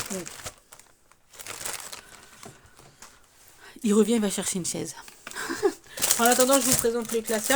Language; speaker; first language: French; native; French